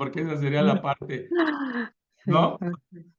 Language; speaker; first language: Spanish; native; Spanish